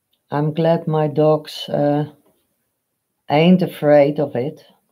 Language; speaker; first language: English; non-native, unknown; Dutch